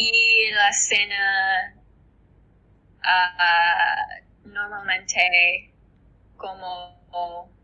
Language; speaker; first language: Spanish; non-native, learner; English